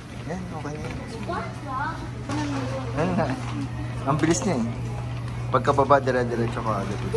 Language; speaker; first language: Filipino; native; Filipino